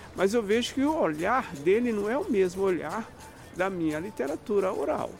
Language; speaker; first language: Portuguese; native; Portuguese